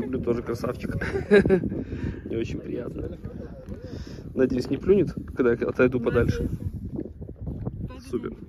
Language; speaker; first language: Russian; native; Russian